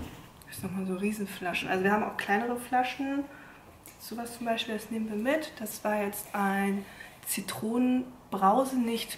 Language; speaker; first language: German; native; German